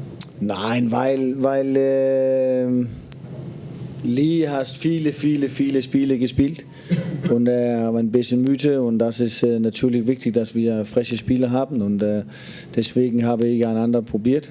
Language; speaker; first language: German; non-native, learner; Danish